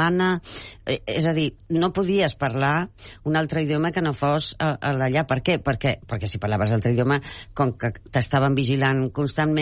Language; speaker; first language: Catalan; non-native, local second language; Spanish